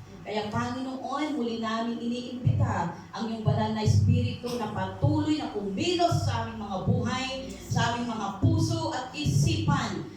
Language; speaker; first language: Filipino; non-native, local second language; Iloko